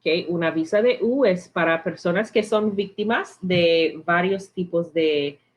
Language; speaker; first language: Spanish; non-native, learner; English